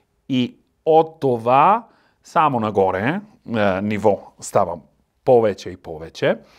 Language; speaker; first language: Bulgarian; non-native, learner; Italian